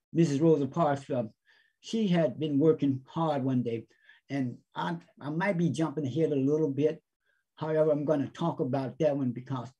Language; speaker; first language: English; native; English